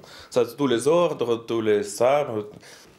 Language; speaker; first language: French; non-native, learner; Russian